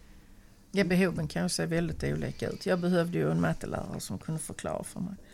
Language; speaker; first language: Swedish; native; Swedish